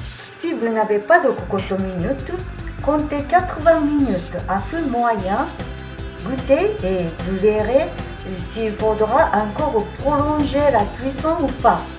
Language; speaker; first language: French; non-native, fluent; Japanese